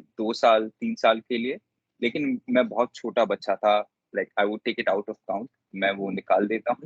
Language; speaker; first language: Hindi; non-native, local second language; Telugu